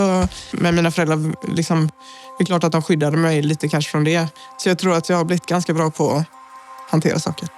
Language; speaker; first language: Swedish; native; Swedish